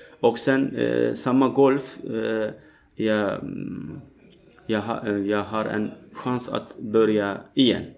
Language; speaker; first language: Swedish; non-native, learner; Turkish